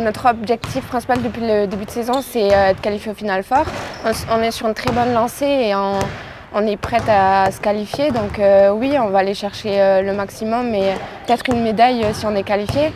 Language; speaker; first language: French; native; French